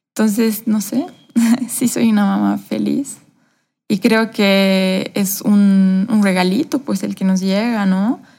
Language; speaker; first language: Spanish; native; Spanish